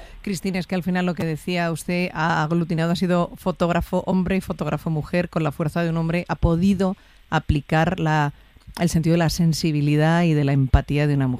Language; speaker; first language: Spanish; native; Spanish